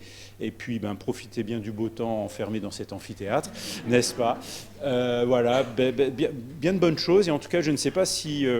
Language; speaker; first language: French; native; French